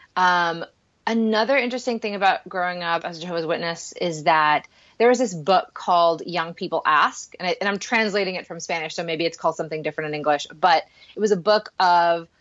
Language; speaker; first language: English; non-native, fluent; Spanish